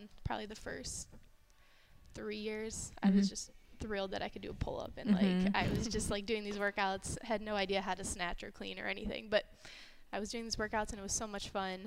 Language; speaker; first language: English; native; English